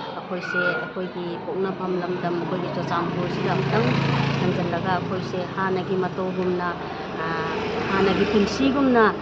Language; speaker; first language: Manipuri; native; Manipuri